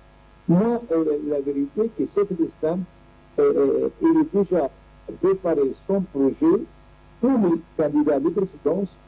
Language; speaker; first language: French; non-native, learner; Arabic